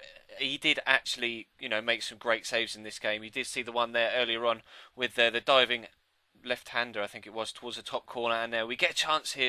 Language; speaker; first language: English; native; English